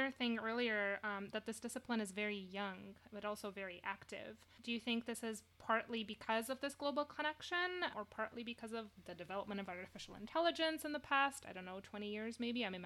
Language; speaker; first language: English; non-native, fluent; Romanian